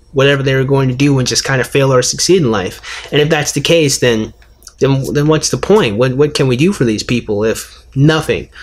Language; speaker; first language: English; native; English